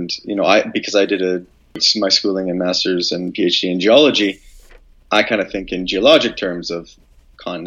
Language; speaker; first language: English; native; English